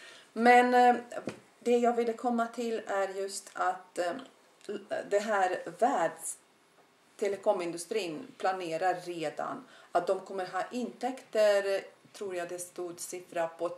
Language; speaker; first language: Swedish; non-native, fluent; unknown